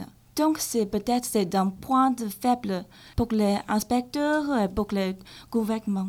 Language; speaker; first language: French; non-native, learner; Chinese